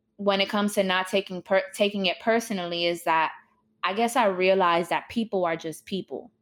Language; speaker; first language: English; native; English